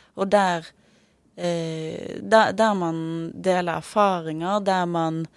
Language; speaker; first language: Norwegian; native; Norwegian